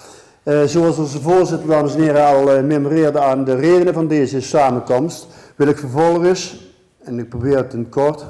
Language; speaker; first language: Dutch; native; Dutch